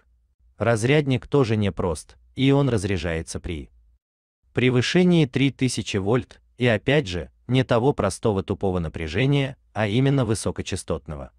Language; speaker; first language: Russian; native; Russian